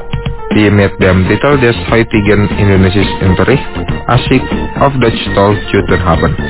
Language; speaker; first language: German; non-native, fluent; Indonesian